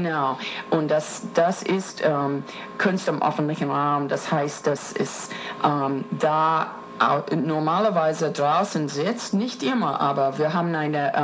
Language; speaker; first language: German; non-native, fluent; English